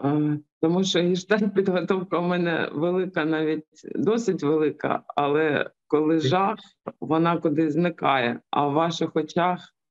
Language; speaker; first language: Ukrainian; non-native, local second language; Russian